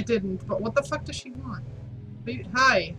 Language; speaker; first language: English; native; English